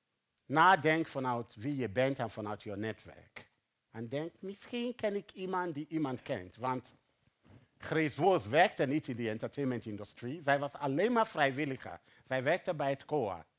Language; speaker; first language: Dutch; non-native, fluent; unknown